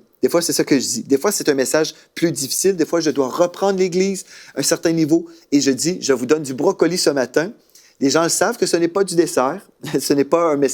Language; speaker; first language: French; native; French